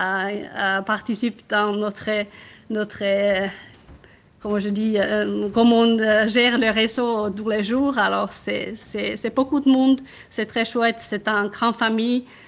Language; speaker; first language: French; non-native, fluent; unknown